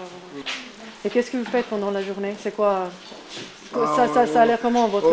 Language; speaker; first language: French; non-native, learner; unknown